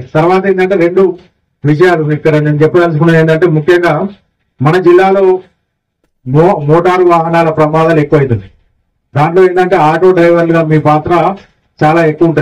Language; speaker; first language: Telugu; native; Telugu